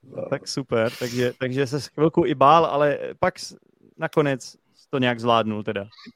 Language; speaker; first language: Czech; native; Czech